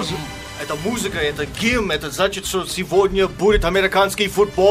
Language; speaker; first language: Russian; non-native, fluent; English